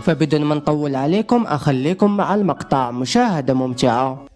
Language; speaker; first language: Arabic; native; Arabic